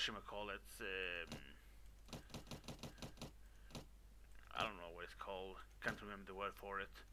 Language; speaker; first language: English; non-native, fluent; Swedish